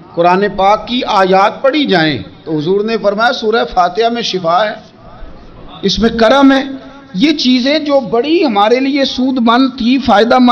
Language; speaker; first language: Urdu; non-native, local second language; Punjabi